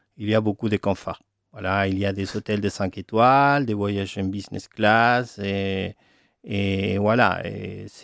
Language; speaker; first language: French; non-native, fluent; Spanish